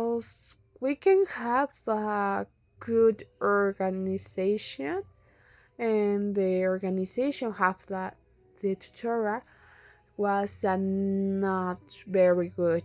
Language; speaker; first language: English; non-native, learner; Spanish